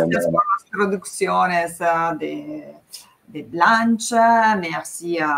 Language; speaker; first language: Spanish; non-native, learner; Italian